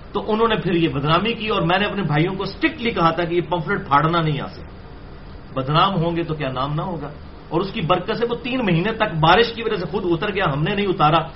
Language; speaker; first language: Urdu; non-native, local second language; Punjabi